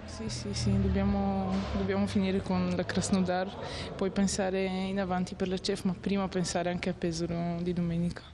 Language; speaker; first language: Italian; non-native, fluent; Bulgarian